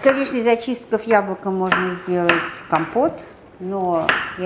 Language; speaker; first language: Russian; native; Russian